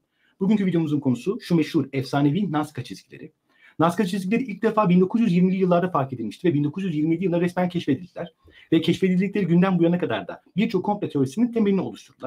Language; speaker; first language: Turkish; native; Turkish